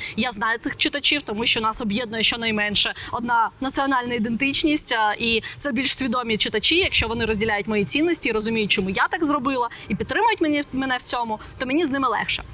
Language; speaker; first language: Ukrainian; non-native, local second language; Russian